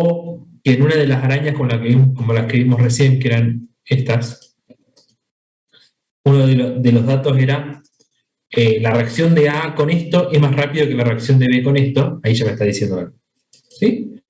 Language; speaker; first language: Spanish; native; Spanish